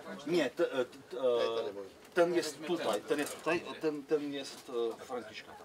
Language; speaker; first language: Polish; non-native, learner; Czech